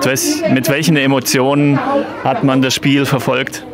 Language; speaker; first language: German; native; German